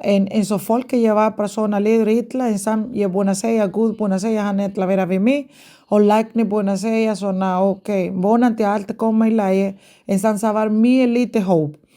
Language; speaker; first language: Icelandic; non-native, learner; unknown